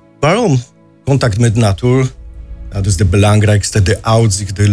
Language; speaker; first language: Dutch; non-native, learner; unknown